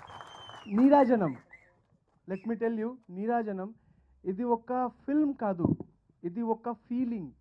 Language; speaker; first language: Telugu; non-native, learner; Odia